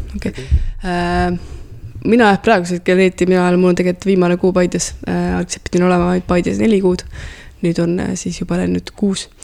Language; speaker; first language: Estonian; early bilingual, heritage; Estonian